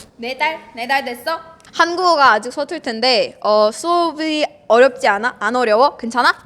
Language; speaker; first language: Korean; non-native, fluent; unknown